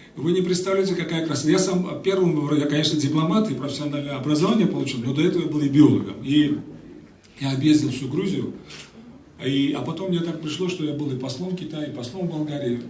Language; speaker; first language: Russian; non-native, local second language; Georgian